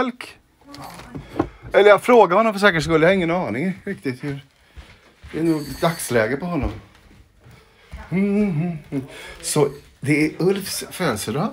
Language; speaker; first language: Swedish; native; Swedish